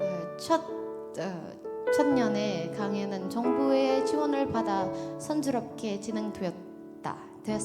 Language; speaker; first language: Korean; non-native, learner; Indonesian